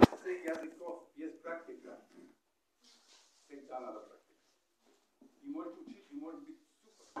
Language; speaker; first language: Russian; non-native, learner; German